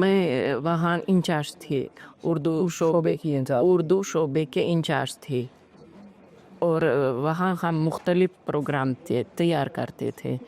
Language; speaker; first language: Hindi; non-native, fluent; Uzbek